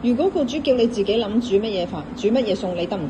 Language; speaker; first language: Cantonese; native; Cantonese